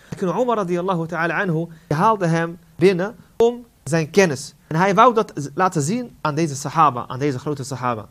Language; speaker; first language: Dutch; non-native, fluent; Arabic